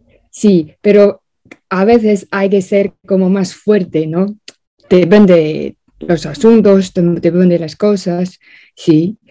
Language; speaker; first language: Spanish; non-native, fluent; Chinese